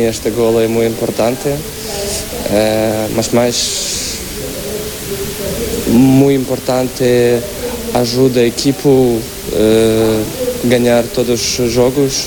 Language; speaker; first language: Portuguese; non-native, learner; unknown